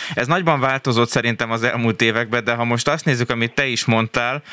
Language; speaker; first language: Hungarian; native; Hungarian